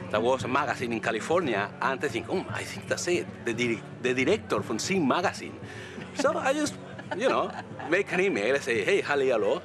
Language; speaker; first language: English; non-native, learner; Spanish